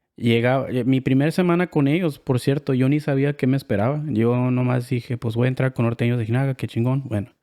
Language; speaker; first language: Spanish; early bilingual, heritage; Spanish